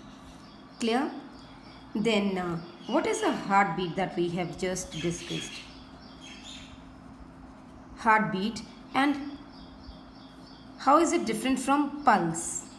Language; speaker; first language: English; non-native, local second language; Hindi